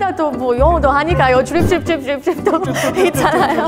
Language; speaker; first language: Korean; non-native, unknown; French